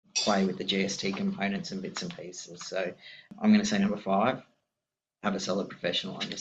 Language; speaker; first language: English; native; English